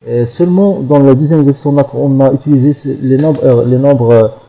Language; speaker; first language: French; non-native, local second language; Arabic